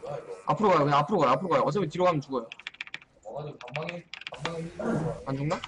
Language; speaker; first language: Korean; native; Korean